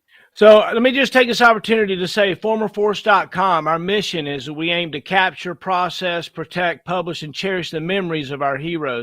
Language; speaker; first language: English; native; English